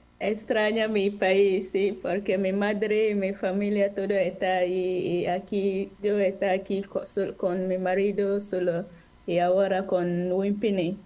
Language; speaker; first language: Spanish; non-native, learner; Akan